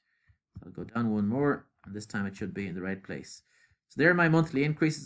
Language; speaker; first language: English; native; English